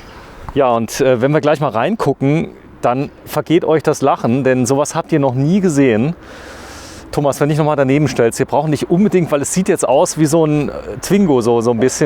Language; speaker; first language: German; native; German